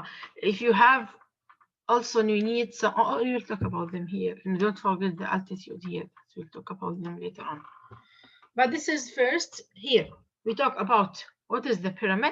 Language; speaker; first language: English; non-native, fluent; Arabic